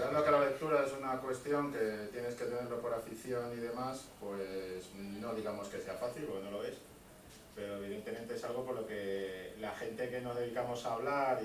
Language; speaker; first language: Spanish; native; Spanish